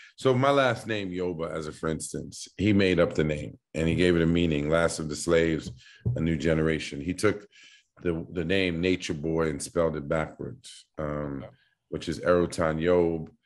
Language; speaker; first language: English; native; English